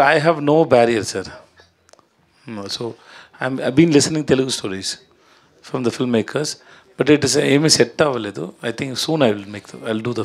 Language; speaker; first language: Telugu; non-native, learner; Tamil